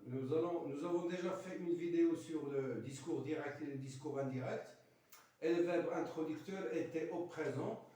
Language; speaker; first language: French; non-native, local second language; Arabic